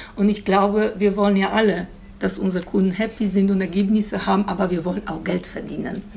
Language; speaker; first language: German; non-native, fluent; Polish